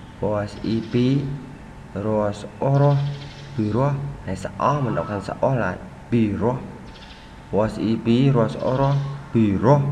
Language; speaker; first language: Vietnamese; non-native, local second language; Khmer